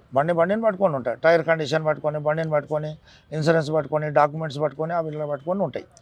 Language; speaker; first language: Telugu; non-native, local second language; Urdu